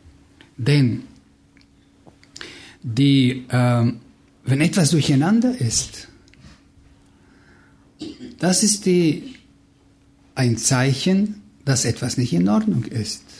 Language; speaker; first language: German; non-native, fluent; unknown